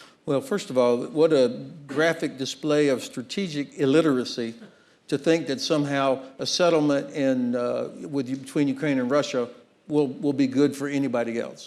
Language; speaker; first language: English; native; English